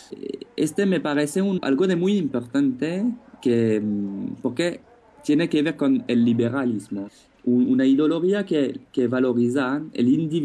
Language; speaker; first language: Spanish; non-native, fluent; French